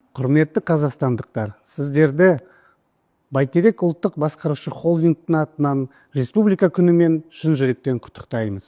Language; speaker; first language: Kazakh; native; Kazakh